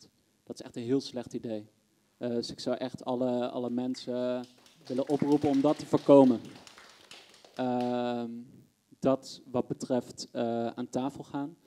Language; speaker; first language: Dutch; native; Dutch